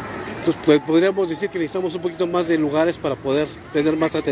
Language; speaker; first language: Spanish; native; Spanish